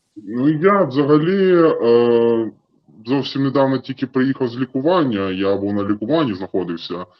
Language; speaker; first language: Ukrainian; non-native, local second language; Russian